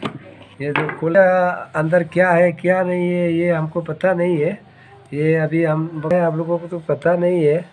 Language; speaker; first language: Hindi; non-native, local second language; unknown